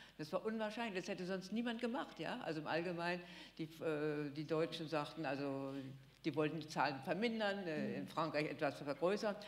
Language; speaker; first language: German; native; German